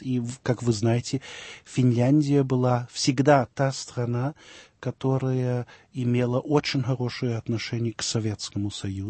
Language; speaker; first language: Russian; early bilingual, heritage; Russian